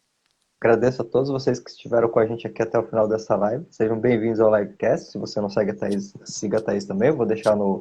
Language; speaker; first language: Portuguese; native; Portuguese